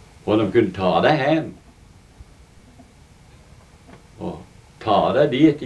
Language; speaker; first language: Norwegian; early bilingual, heritage; Norwegian